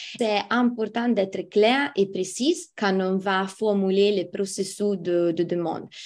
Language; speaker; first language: French; non-native, fluent; Italian